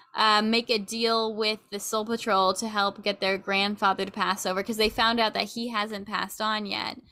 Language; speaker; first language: English; native; English